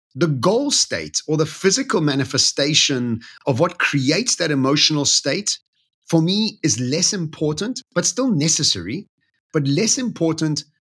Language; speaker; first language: English; native; English